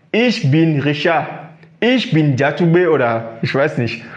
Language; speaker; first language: German; non-native, fluent; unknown